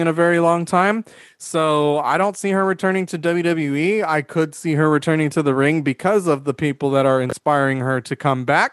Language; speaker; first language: English; native; English